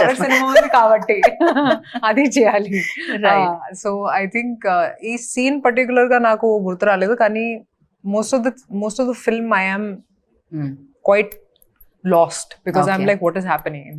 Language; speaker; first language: Telugu; non-native, fluent; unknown